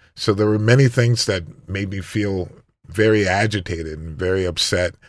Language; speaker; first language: English; native; English